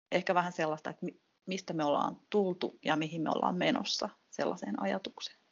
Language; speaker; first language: Finnish; native; Finnish